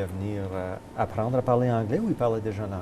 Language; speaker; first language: French; native; French